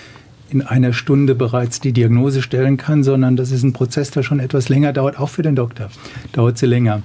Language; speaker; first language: German; native; German